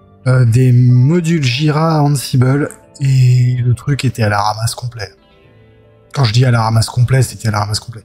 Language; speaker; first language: French; native; French